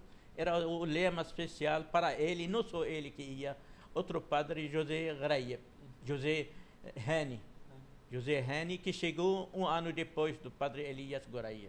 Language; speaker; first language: Portuguese; non-native, fluent; Arabic